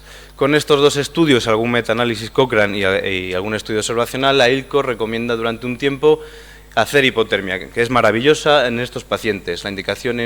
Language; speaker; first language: Spanish; native; Spanish